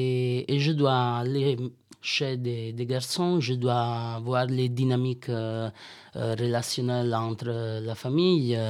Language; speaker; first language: French; non-native, learner; Italian